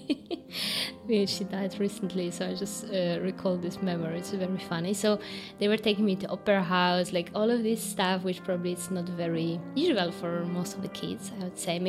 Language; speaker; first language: English; non-native, fluent; Polish